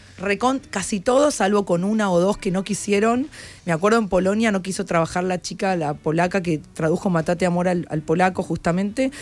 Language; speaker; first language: Spanish; native; Spanish